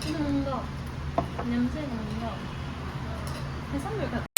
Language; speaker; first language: Korean; non-native, learner; Japanese